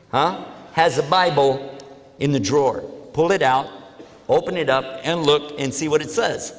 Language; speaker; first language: English; native; English